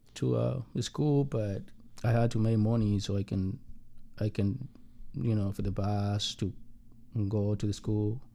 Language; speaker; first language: English; non-native, learner; Spanish